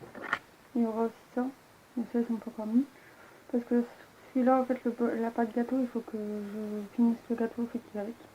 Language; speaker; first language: French; native; French